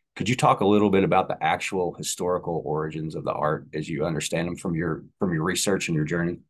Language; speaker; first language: English; native; English